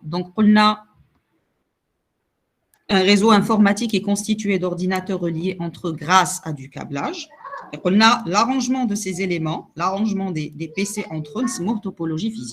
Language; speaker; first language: French; non-native, local second language; Arabic